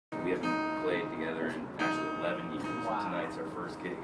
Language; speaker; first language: English; native; English